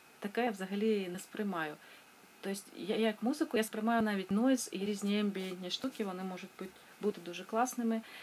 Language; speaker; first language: Ukrainian; non-native, local second language; Russian